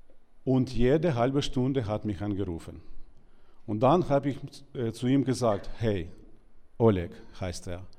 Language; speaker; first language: German; non-native, learner; Ukrainian